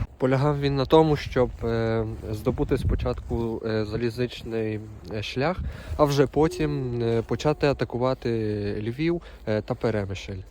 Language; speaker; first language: Ukrainian; native; Ukrainian